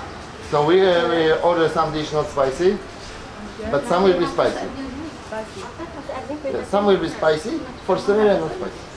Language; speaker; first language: English; non-native, learner; Polish